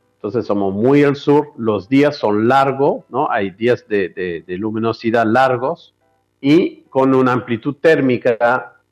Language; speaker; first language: Spanish; non-native, fluent; French